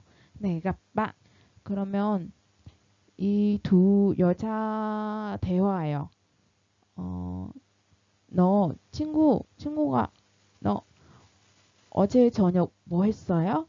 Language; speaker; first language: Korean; non-native, fluent; Vietnamese